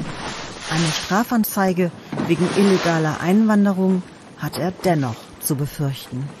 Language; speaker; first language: German; native; German